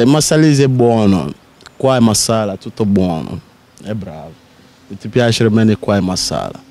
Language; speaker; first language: Italian; non-native, learner; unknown